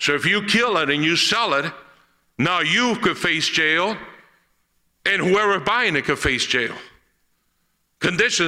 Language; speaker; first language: English; early bilingual, other home language; Spanish